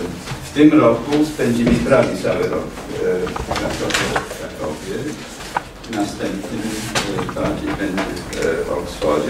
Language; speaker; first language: Polish; non-native, fluent; English